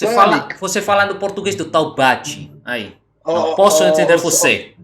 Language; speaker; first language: Portuguese; non-native, learner; Indonesian